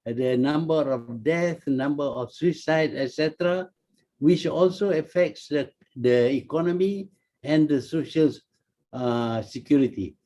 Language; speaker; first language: English; non-native, local second language; Malay